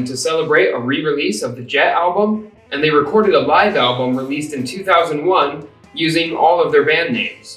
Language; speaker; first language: English; native; English